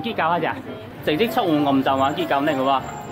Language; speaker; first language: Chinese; non-native, local second language; Min Nan Chinese